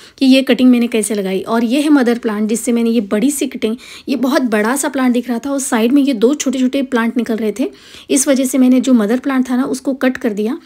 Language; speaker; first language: Hindi; non-native, local second language; Marathi